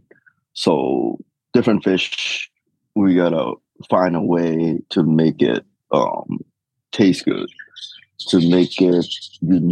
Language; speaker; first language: English; non-native, local second language; Cantonese